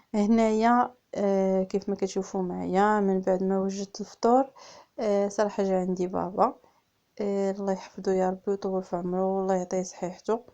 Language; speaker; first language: Arabic; native; Arabic